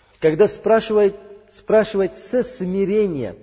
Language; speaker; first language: Russian; non-native, learner; Uzbek